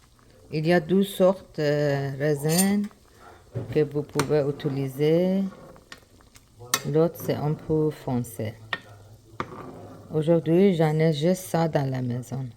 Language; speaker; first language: French; non-native, learner; Persian